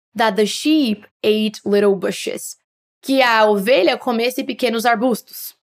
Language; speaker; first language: English; non-native, fluent; Portuguese